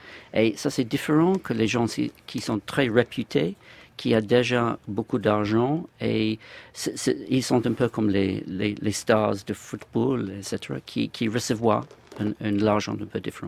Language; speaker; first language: French; non-native, fluent; English